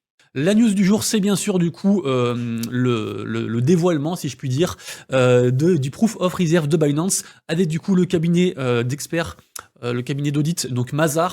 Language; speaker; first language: French; native; French